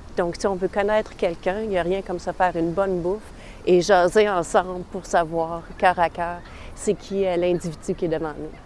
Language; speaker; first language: French; native; French